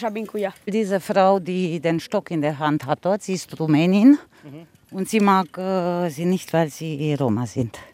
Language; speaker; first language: German; non-native, fluent; Romanian